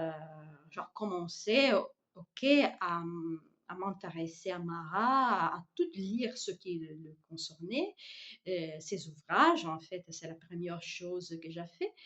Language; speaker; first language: French; non-native, fluent; Italian